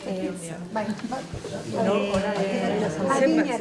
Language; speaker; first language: Basque; non-native, local second language; Spanish